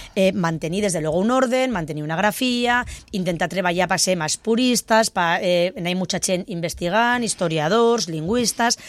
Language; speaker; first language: Spanish; non-native, local second language; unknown